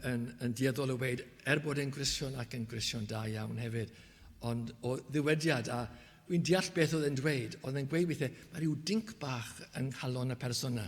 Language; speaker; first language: Welsh; native; Welsh